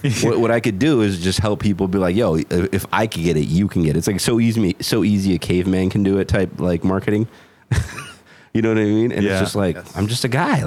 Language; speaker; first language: English; native; English